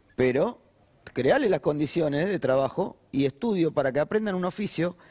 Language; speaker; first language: Spanish; native; Spanish